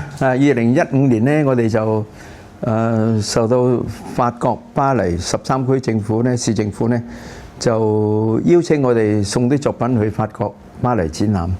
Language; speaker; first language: Cantonese; early bilingual, heritage; Cantonese